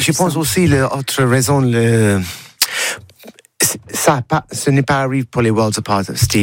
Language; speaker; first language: French; non-native, learner; English